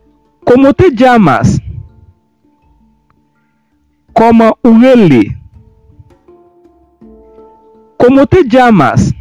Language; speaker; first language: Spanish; non-native, fluent; Haitian Creole